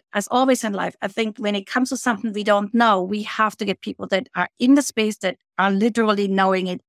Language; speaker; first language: English; non-native, fluent; German